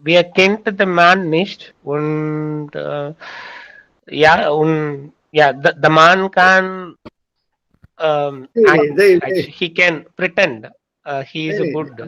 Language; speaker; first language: German; non-native, learner; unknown